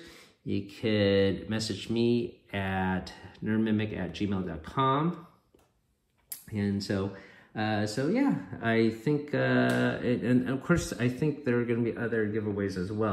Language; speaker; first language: English; native; English